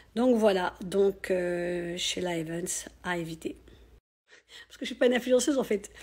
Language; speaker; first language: French; native; French